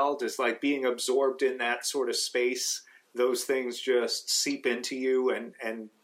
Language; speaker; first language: English; native; English